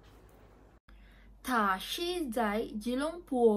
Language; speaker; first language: Chinese; non-native, learner; Malay